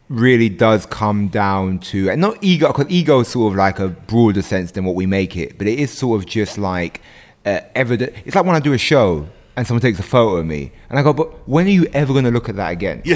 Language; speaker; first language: English; native; English